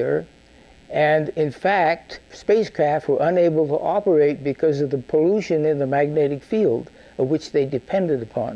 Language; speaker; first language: English; native; English